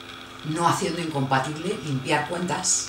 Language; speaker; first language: Spanish; native; Spanish